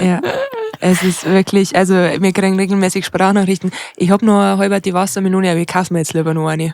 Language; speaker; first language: German; native; German